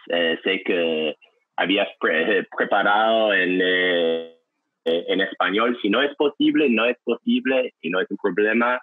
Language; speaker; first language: Spanish; non-native, learner; English